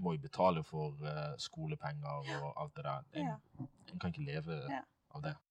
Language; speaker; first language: Norwegian; non-native, fluent; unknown